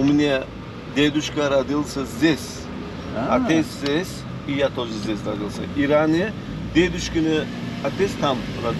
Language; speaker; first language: Russian; non-native, local second language; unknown